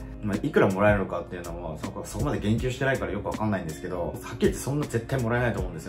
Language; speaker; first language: Japanese; native; Japanese